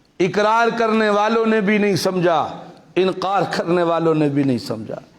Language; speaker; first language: Urdu; non-native, local second language; Punjabi